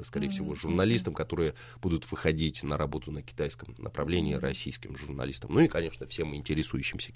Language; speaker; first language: Russian; native; Russian